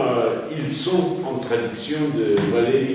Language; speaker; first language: French; non-native, fluent; Russian